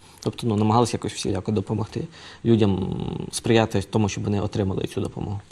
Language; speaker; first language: Ukrainian; native; Ukrainian